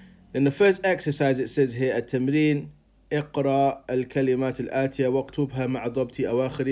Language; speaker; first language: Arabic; non-native, fluent; English